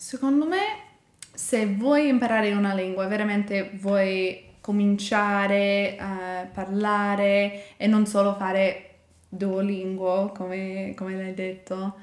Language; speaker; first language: Italian; non-native, learner; English